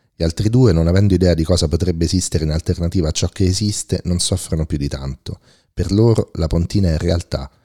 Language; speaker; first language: Italian; native; Italian